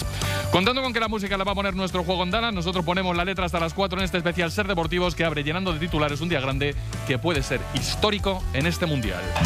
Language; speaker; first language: Spanish; native; Spanish